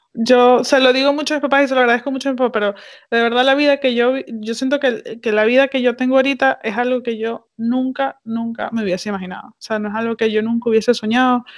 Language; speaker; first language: Spanish; native; Spanish